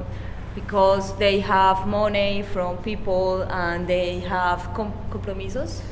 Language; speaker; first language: English; non-native, learner; Spanish